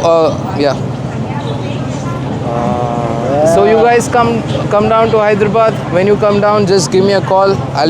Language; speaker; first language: English; non-native, local second language; Telugu